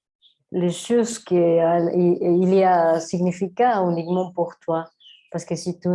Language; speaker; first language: French; non-native, learner; Spanish